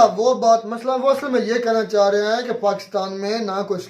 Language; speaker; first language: Urdu; non-native, local second language; Kashmiri